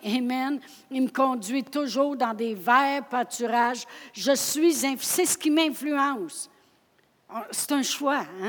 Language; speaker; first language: French; native; French